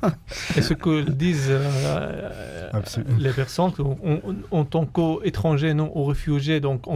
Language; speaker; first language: French; non-native, fluent; Arabic